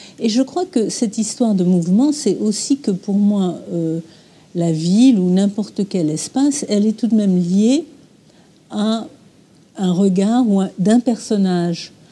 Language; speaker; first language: French; early bilingual, other home language; English